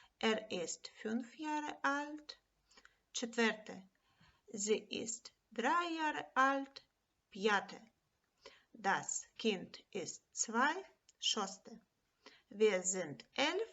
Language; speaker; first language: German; non-native, fluent; Ukrainian